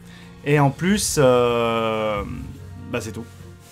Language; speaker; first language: French; native; French